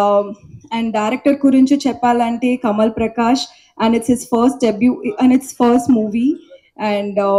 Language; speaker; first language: Telugu; non-native, learner; Tamil